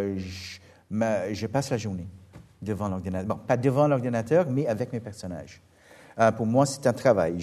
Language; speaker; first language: French; non-native, fluent; English